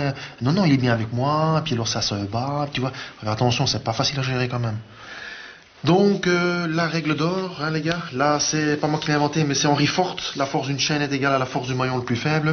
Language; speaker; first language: French; native; French